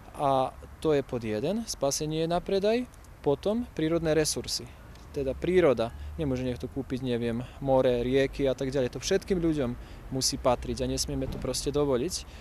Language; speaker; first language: Slovak; native; Slovak